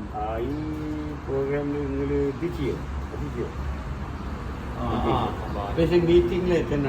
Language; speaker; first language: Malayalam; early bilingual, heritage; Malayalam